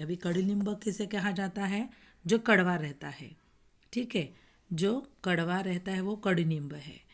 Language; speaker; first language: Hindi; non-native, local second language; Marathi